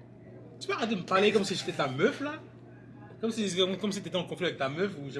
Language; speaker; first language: French; native; French